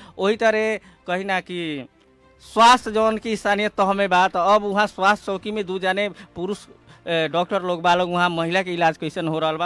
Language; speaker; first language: Bhojpuri; native; Bhojpuri